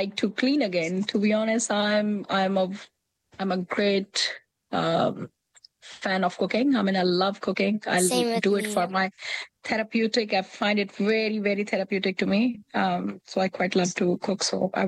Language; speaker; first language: English; non-native, local second language; Punjabi